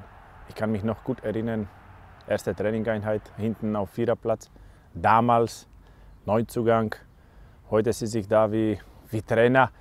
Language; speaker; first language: German; non-native, learner; Slovak